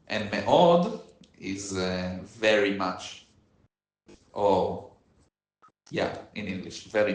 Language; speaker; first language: English; non-native, learner; Hebrew